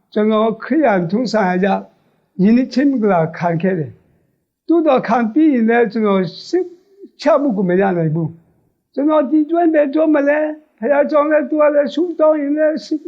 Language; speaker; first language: Burmese; non-native, local second language; Hakha Chin